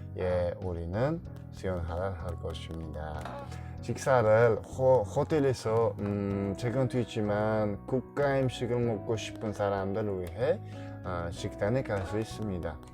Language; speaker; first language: Korean; non-native, learner; Uzbek